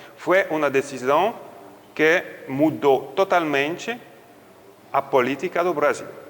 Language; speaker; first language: Portuguese; non-native, fluent; French